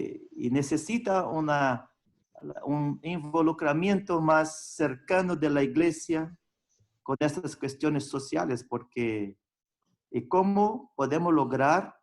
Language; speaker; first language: Spanish; non-native, fluent; Portuguese